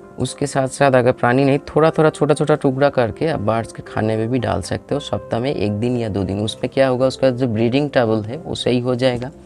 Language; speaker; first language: Hindi; non-native, local second language; Bangla